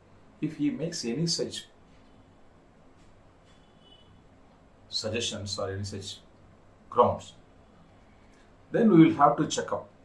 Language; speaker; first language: English; non-native, local second language; Tamil